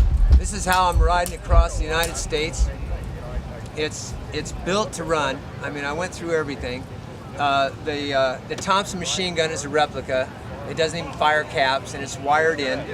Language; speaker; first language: English; native; English